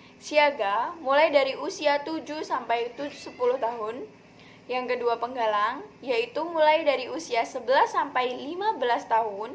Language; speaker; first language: Indonesian; native; Indonesian